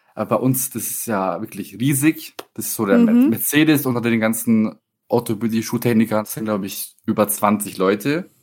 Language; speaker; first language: German; native; German